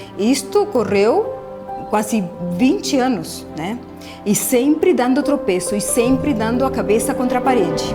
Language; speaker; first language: Portuguese; non-native, fluent; Spanish